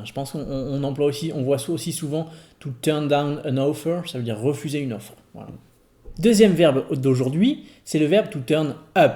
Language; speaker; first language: French; native; French